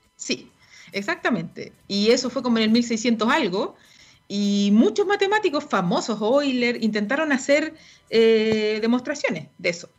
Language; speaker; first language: Spanish; native; Spanish